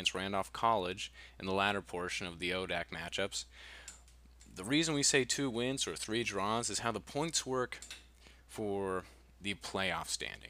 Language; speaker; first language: English; native; English